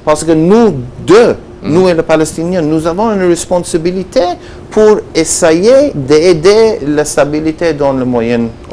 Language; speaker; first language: French; non-native, learner; Hebrew